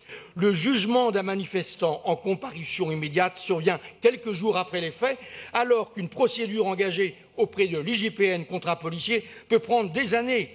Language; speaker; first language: French; native; French